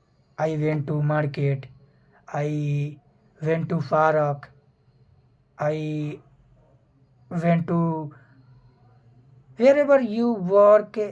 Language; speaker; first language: English; non-native, fluent; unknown